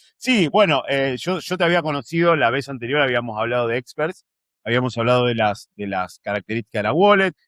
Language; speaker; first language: Spanish; native; Spanish